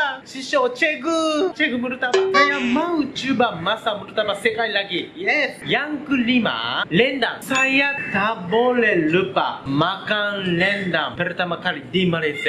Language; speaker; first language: Indonesian; non-native, learner; Japanese